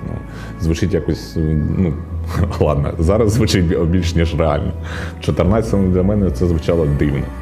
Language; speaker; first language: Ukrainian; non-native, local second language; Russian